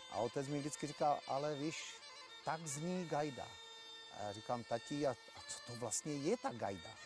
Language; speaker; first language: Czech; early bilingual, other home language; Greek